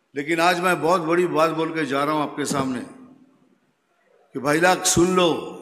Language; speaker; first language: Hindi; non-native, local second language; Bangla